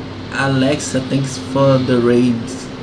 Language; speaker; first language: English; non-native, fluent; Portuguese